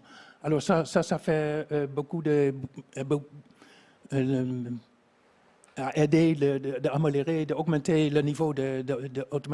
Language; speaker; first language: French; non-native, fluent; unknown